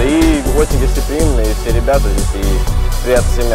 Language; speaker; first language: Russian; native; Russian